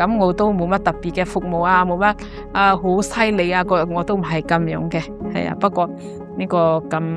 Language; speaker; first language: Cantonese; non-native, fluent; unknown